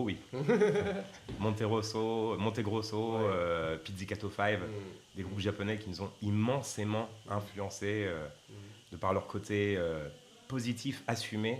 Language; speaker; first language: French; native; French